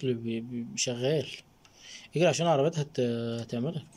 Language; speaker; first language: Arabic; native; Arabic